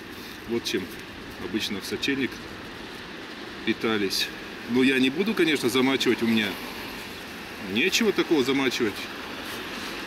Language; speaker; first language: Russian; native; Russian